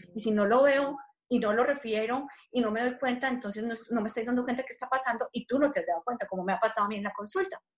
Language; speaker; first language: Spanish; native; Spanish